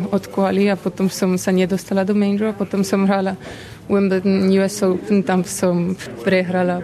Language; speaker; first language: Slovak; early bilingual, heritage; Slovak